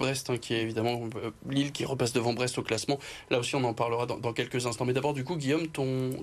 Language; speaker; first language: French; native; French